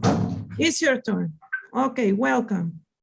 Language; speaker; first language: English; non-native, learner; Spanish